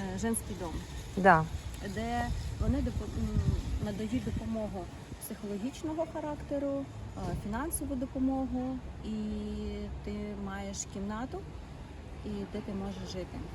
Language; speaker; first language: Ukrainian; non-native, local second language; Russian